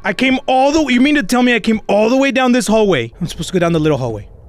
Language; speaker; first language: English; early bilingual, other home language; Spanish